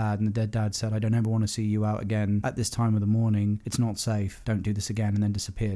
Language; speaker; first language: English; native; English